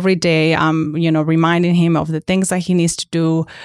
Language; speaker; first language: English; non-native, fluent; Spanish